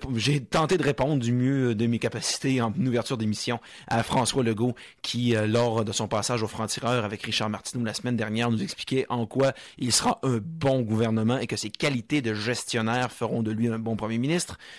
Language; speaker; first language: French; native; French